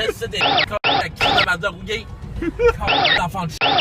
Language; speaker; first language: French; native; French